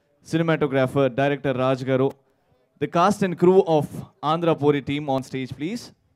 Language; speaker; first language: English; non-native, local second language; Telugu